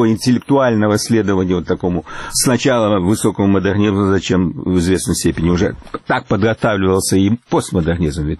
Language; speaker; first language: Russian; native; Russian